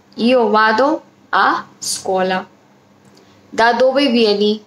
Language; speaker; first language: Italian; non-native, learner; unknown